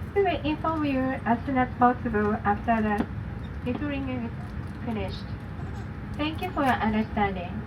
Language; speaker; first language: English; non-native, learner; Japanese